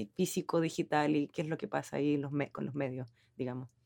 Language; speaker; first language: Spanish; native; Spanish